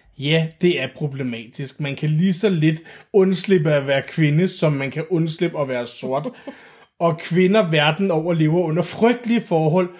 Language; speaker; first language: Danish; native; Danish